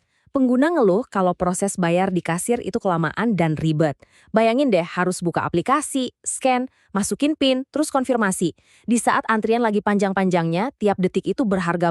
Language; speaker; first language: Indonesian; native; Indonesian